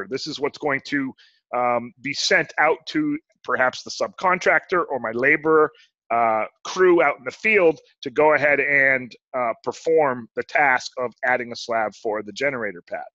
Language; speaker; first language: English; native; English